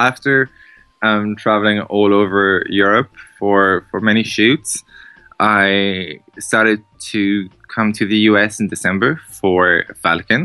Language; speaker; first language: English; native; English